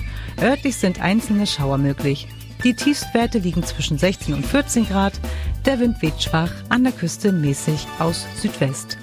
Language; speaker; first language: German; native; German